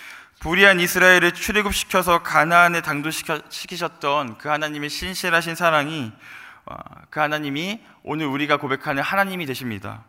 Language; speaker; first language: Korean; native; Korean